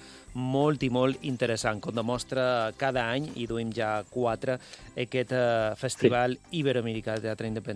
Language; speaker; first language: Catalan; native; Catalan